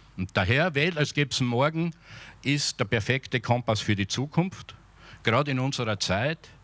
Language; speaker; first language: German; native; German